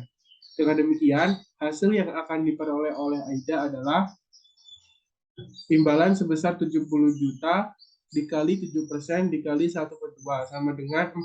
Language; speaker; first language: Indonesian; native; Indonesian